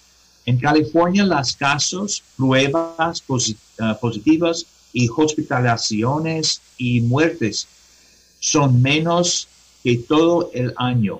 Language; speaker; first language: Spanish; non-native, learner; English